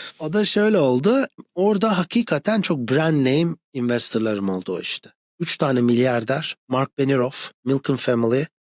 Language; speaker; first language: Turkish; early bilingual, other home language; English